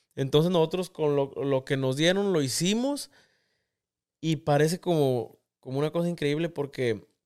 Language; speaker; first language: Spanish; native; Spanish